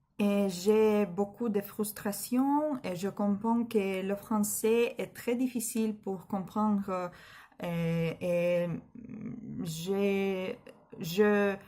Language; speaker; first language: French; non-native, learner; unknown